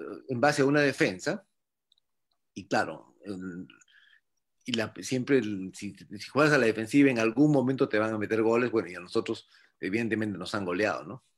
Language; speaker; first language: Spanish; native; Spanish